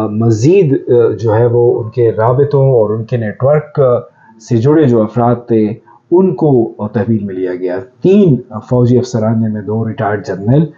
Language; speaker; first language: Urdu; non-native, local second language; Pashto